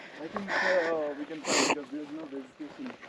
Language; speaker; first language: English; non-native, learner; Korean